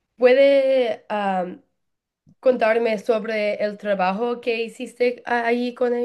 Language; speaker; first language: Spanish; non-native, learner; English